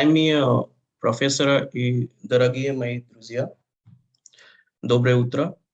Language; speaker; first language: Russian; non-native, fluent; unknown